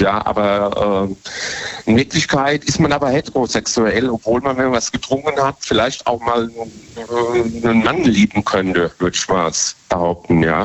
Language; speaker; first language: German; native; German